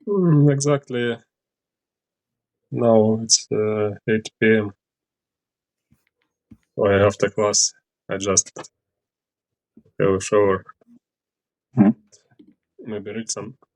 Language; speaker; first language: English; non-native, learner; Ukrainian